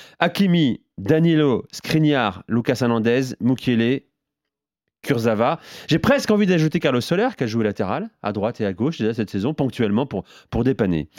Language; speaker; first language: French; native; French